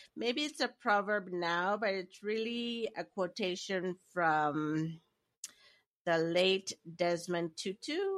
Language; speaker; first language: English; native; English